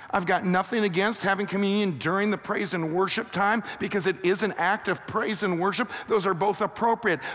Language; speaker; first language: English; native; English